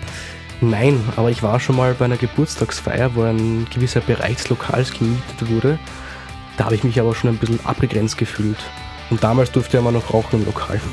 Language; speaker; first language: German; native; German